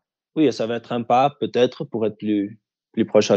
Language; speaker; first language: French; early bilingual, heritage; French